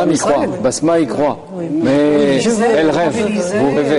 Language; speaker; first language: French; native; French